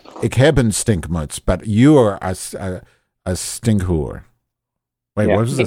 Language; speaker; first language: English; native; English